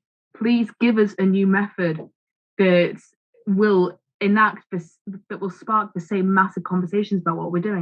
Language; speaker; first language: English; native; English